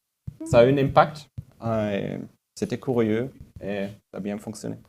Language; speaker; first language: French; non-native, fluent; German